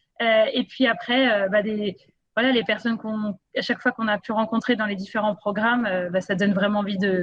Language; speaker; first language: French; native; French